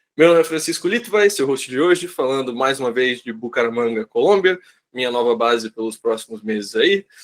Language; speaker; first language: Portuguese; native; Portuguese